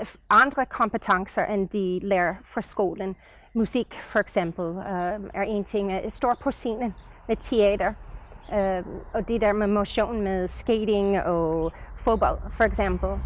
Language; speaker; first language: Danish; non-native, fluent; English